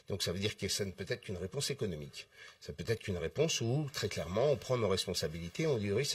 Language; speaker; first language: French; native; French